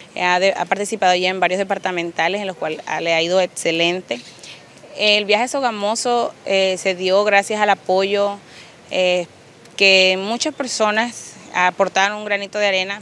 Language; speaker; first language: Spanish; native; Spanish